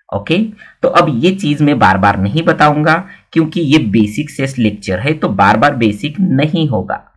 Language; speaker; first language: Hindi; non-native, local second language; Marathi